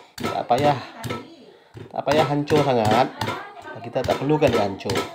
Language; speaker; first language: Malay; non-native, local second language; Iban